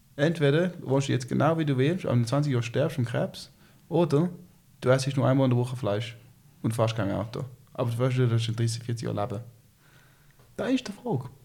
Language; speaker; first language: German; early bilingual, heritage; Swiss German